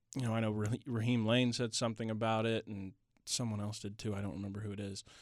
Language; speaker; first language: English; native; English